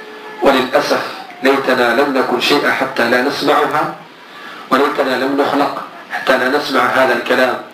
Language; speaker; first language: Arabic; native; Arabic